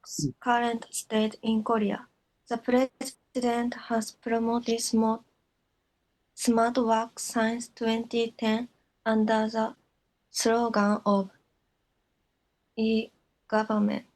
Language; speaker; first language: English; non-native, learner; Japanese